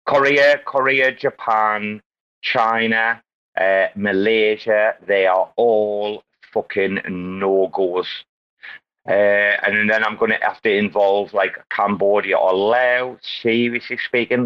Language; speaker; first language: English; native; English